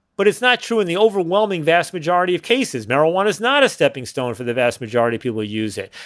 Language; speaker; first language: English; native; English